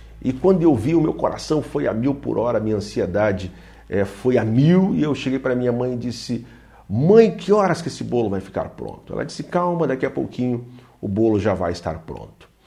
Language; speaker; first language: Portuguese; native; Portuguese